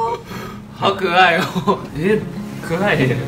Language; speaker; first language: Chinese; non-native, fluent; Japanese